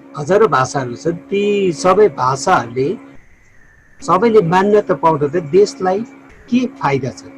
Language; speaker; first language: Nepali; native; Nepali